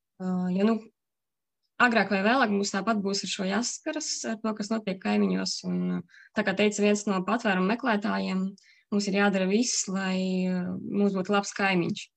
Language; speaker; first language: Latvian; native; Latvian